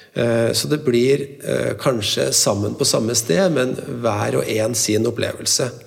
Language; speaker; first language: Norwegian; native; Norwegian